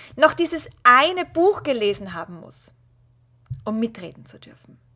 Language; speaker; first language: German; native; German